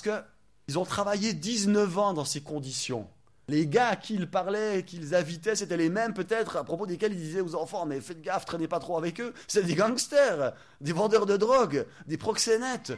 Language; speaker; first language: French; native; French